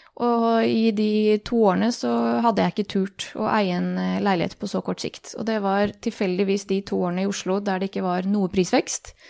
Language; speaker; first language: Norwegian; early bilingual, other home language; Bosnian